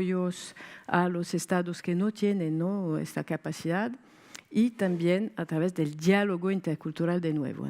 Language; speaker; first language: Spanish; non-native, fluent; French